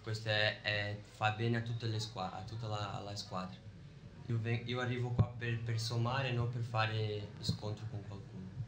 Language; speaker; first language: Italian; non-native, fluent; Portuguese